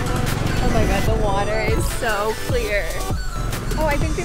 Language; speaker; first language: English; native; English